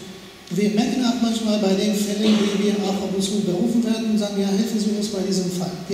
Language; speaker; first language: German; non-native, fluent; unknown